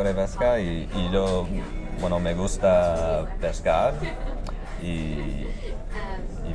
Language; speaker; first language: Spanish; non-native, fluent; English